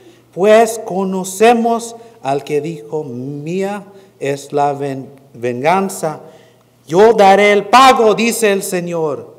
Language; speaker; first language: Spanish; non-native, fluent; English